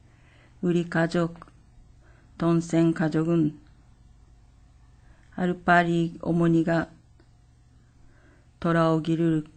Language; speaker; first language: Korean; non-native, fluent; Japanese